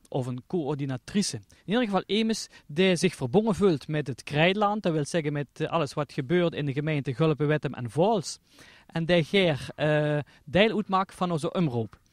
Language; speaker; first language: Dutch; native; Dutch